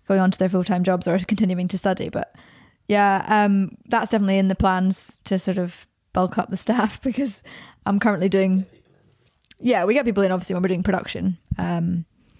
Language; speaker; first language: English; native; English